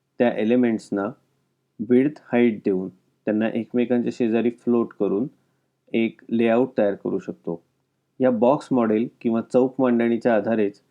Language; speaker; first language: Marathi; native; Marathi